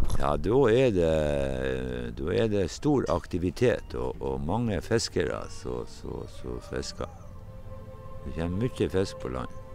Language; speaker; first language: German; non-native, learner; Norwegian